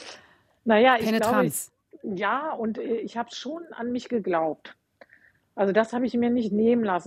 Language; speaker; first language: German; native; German